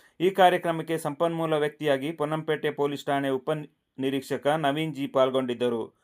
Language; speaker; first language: Kannada; non-native, local second language; Kodava